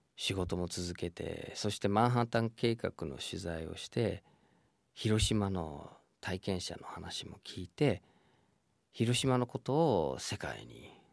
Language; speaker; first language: Japanese; non-native, fluent; English